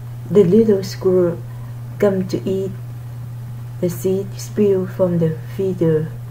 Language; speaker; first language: English; non-native, fluent; Vietnamese